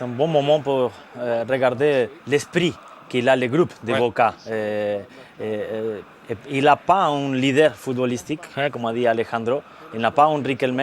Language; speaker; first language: French; non-native, fluent; Spanish